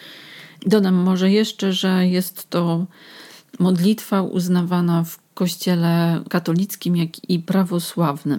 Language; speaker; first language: Polish; native; Polish